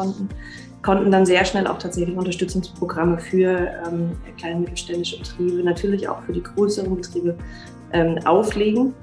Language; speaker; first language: German; native; German